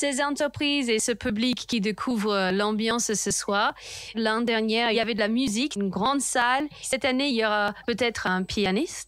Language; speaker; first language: French; native; French